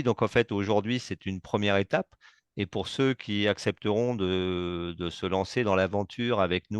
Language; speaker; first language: French; native; French